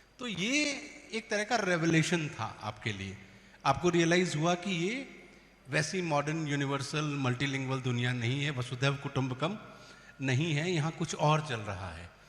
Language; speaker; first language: Hindi; native; Hindi